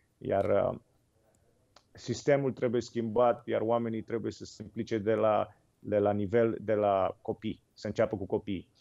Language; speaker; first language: Romanian; native; Romanian